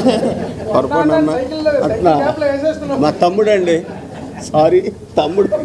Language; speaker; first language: Telugu; native; Telugu